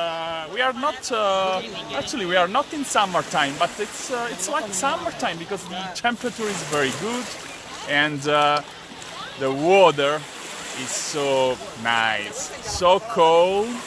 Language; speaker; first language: English; non-native, fluent; Italian